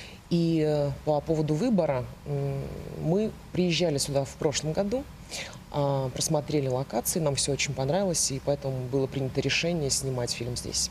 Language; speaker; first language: Russian; native; Russian